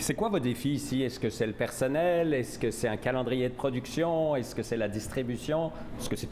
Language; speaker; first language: French; native; French